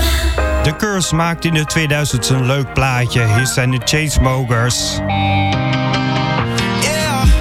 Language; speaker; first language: Dutch; native; Dutch